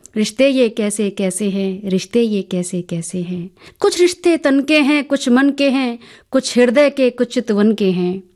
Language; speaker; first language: Hindi; native; Hindi